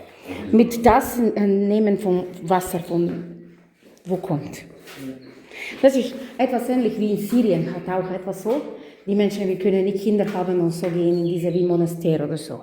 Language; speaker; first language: German; non-native, learner; Macedonian